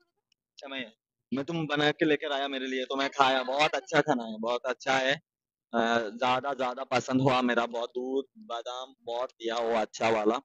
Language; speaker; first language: Hindi; non-native, learner; Bangla